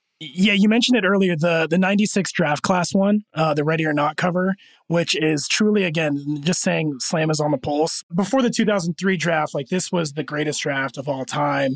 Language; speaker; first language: English; early bilingual, other home language; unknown